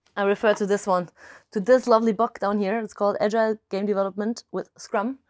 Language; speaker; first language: English; non-native, fluent; German